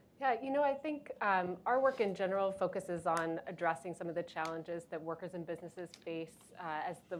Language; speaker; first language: English; native; English